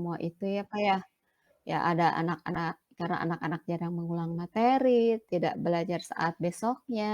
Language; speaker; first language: Indonesian; non-native, local second language; Sundanese